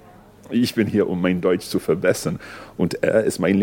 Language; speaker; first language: German; non-native, fluent; English